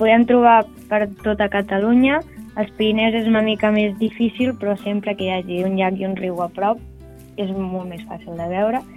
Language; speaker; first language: Catalan; native; Catalan